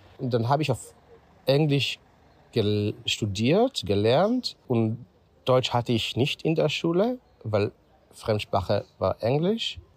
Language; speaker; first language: German; non-native, fluent; Hebrew